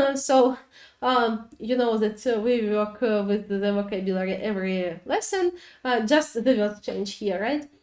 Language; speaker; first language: English; non-native, fluent; Ukrainian